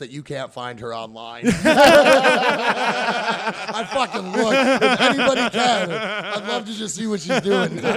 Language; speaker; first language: English; native; English